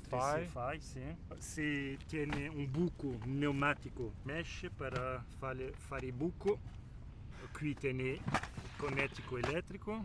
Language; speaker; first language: Italian; non-native, local second language; Spanish